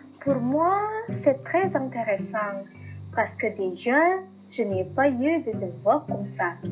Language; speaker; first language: French; non-native, learner; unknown